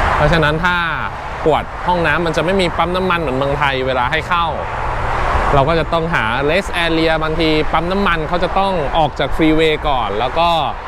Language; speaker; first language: Thai; native; Thai